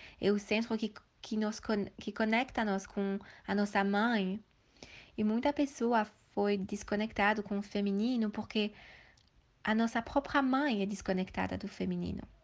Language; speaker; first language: Portuguese; early bilingual, heritage; Portuguese